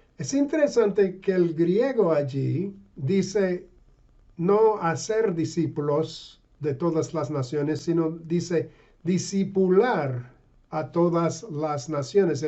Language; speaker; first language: Spanish; non-native, fluent; English